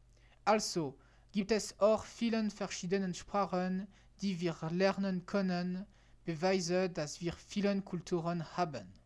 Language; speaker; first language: German; non-native, learner; French